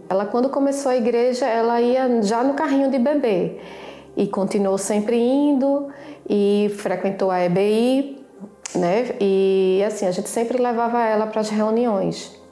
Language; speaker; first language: Portuguese; native; Portuguese